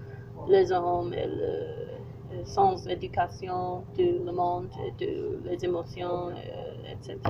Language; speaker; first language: French; non-native, learner; English